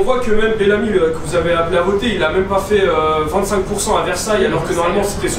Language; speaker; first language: French; native; French